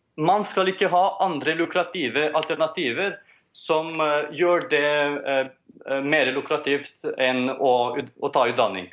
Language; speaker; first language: Norwegian; non-native, fluent; Romanian